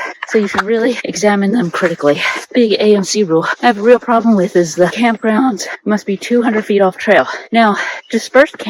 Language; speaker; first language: English; native; English